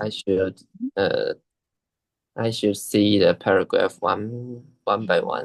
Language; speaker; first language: English; non-native, learner; Chinese